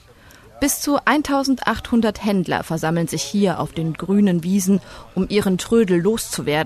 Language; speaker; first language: German; native; German